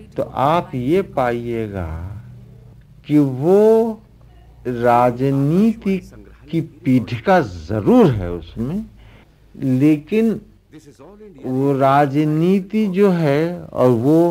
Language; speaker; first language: Hindi; native; Hindi